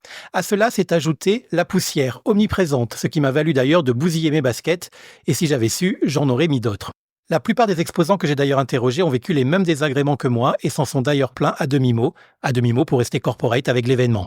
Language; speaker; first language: French; native; French